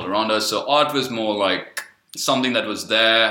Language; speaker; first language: English; non-native, local second language; Sinhala